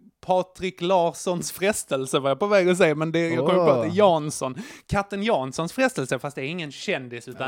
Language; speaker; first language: Swedish; native; Swedish